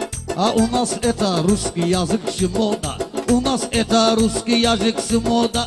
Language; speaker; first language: Russian; non-native, learner; Talysh